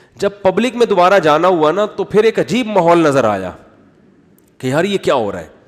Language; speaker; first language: Urdu; native; Urdu